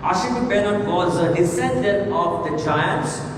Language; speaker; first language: English; non-native, local second language; Sinhala